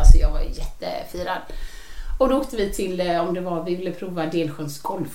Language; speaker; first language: Swedish; native; Swedish